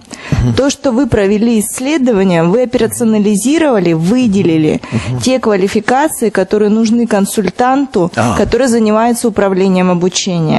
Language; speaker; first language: Russian; native; Russian